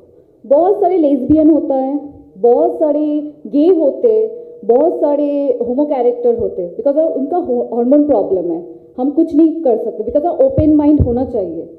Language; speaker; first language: Hindi; non-native, local second language; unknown